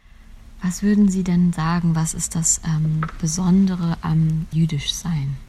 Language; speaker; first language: German; native; German